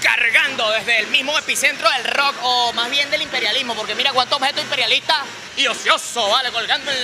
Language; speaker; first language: Spanish; native; Spanish